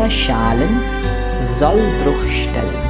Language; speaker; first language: German; non-native, fluent; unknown